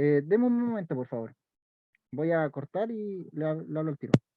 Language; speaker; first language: Spanish; native; Spanish